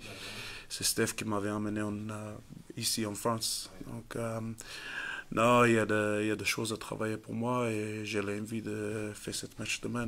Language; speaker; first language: French; non-native, fluent; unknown